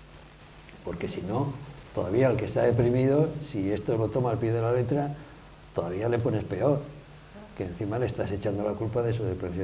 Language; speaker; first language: Spanish; native; Spanish